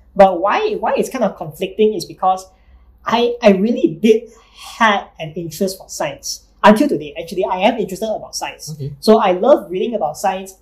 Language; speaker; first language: English; non-native, local second language; Chinese